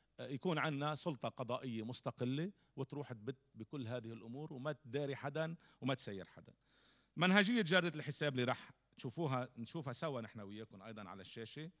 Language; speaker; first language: Arabic; native; Arabic